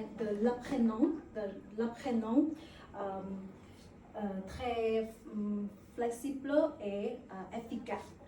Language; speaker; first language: French; non-native, learner; Vietnamese